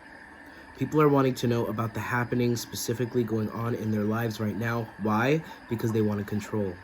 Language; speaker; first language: English; native; English